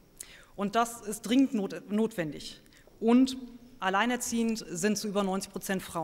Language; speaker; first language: German; native; German